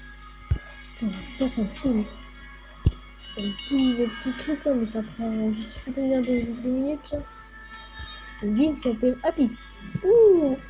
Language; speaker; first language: French; native; French